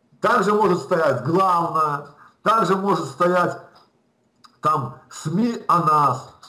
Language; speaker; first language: Russian; native; Russian